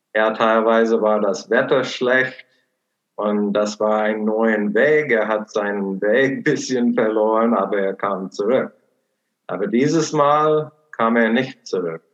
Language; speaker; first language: German; non-native, fluent; English